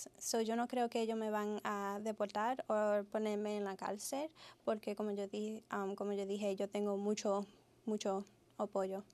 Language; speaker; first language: Spanish; early bilingual, heritage; Spanish